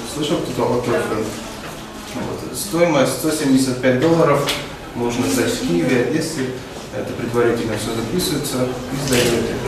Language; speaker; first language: Russian; native; Russian